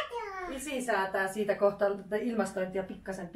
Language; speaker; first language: Finnish; native; Finnish